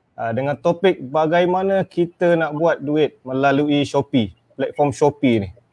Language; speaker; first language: Malay; native; Malay